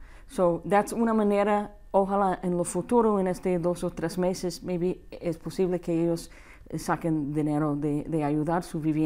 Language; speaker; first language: Spanish; non-native, fluent; English